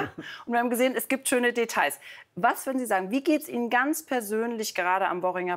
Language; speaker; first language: German; native; German